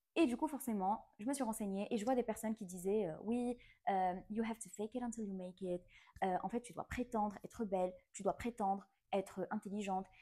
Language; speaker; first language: French; non-native, local second language; Arabic